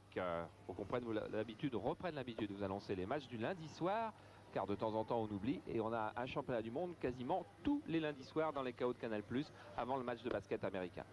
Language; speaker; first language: French; native; French